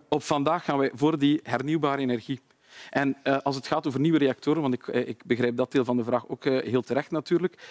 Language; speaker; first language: Dutch; native; Dutch